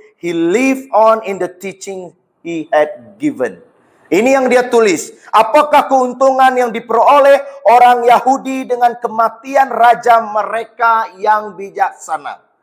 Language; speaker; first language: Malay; non-native, local second language; Iban